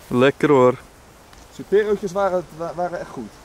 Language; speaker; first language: Dutch; native; Dutch